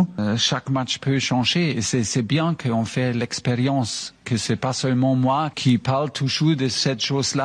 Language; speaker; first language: French; non-native, fluent; German